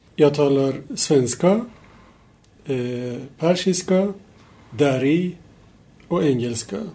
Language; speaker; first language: Swedish; non-native, fluent; Persian